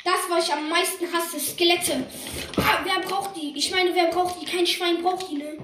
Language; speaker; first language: German; native; German